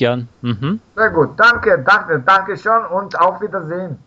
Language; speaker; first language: German; non-native, learner; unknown